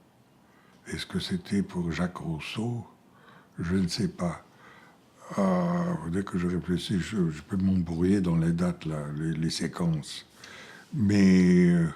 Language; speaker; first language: French; non-native, fluent; Bulgarian